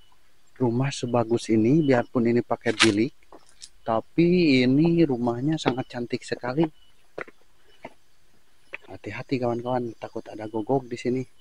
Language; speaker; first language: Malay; non-native, local second language; Sundanese